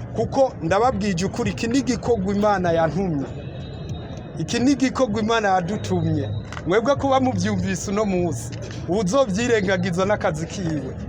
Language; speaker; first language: Rundi; early bilingual, heritage; Rundi